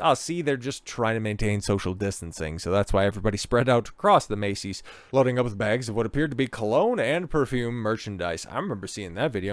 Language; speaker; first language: English; native; English